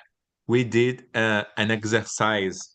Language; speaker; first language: English; non-native, learner; Portuguese